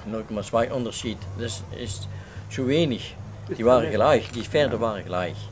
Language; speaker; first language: German; non-native, learner; Dutch